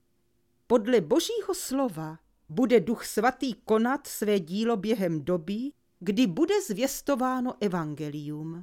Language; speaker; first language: Czech; native; Czech